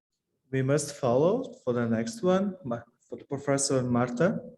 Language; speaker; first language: English; non-native, fluent; Portuguese